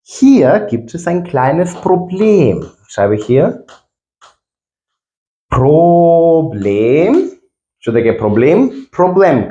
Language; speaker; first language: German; non-native, fluent; Ukrainian